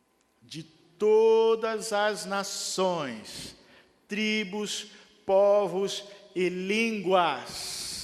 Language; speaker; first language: Portuguese; native; Portuguese